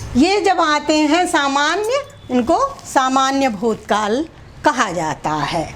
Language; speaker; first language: Hindi; non-native, local second language; Telugu